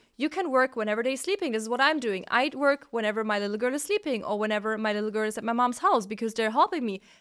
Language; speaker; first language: English; non-native, fluent; Italian